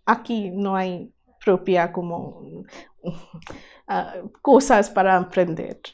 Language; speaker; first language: Spanish; non-native, learner; Bangla